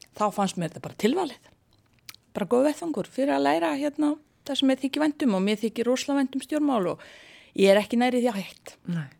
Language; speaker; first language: Icelandic; non-native, fluent; Bosnian